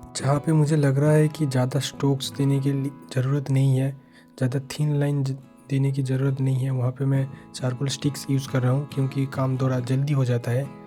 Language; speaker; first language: Hindi; non-native, local second language; Bangla